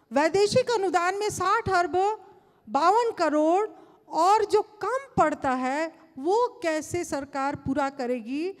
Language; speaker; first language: Hindi; non-native, local second language; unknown